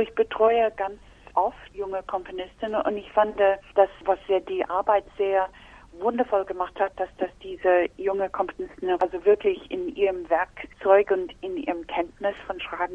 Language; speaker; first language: German; non-native, fluent; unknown